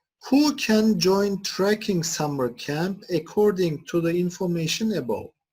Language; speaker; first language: English; non-native, fluent; Turkish